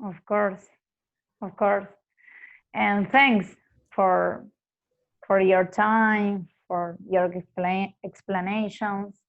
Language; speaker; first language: English; non-native, fluent; Spanish